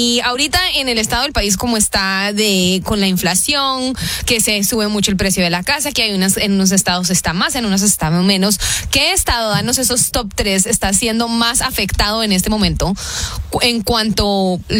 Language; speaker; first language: Spanish; early bilingual, heritage; Spanish